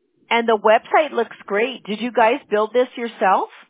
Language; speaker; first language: English; early bilingual, other home language; Spanish